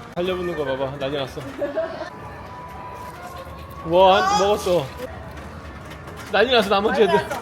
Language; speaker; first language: Korean; native; Korean